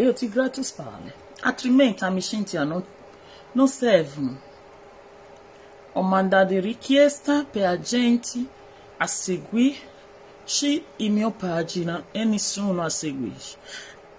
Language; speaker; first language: Italian; non-native, learner; Bini